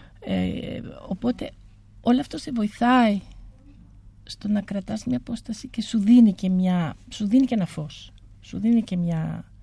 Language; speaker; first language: Greek; early bilingual, heritage; Greek